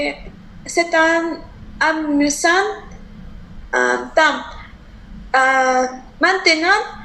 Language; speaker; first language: French; non-native, learner; Spanish